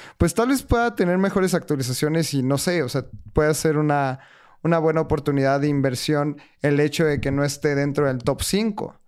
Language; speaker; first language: Spanish; native; Spanish